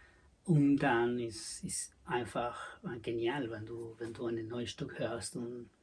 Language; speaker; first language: German; non-native, learner; Spanish